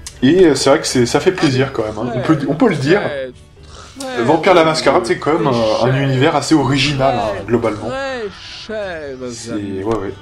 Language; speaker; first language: French; native; French